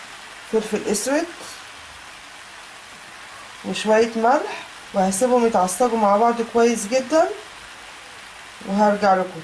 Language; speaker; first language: Arabic; native; Arabic